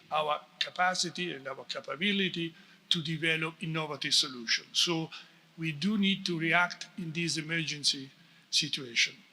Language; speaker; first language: English; non-native, fluent; Italian